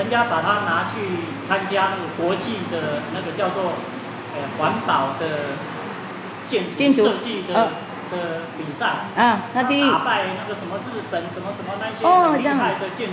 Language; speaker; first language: Chinese; native; Chinese